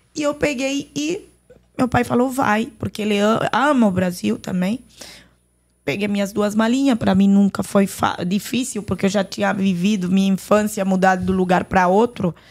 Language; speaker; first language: Portuguese; non-native, fluent; Arabic